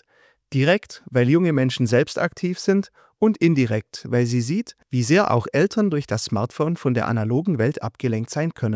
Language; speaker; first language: German; native; German